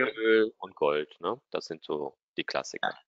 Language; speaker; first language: German; native; German